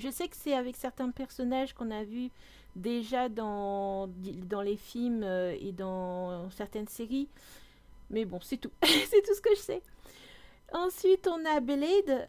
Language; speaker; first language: French; native; French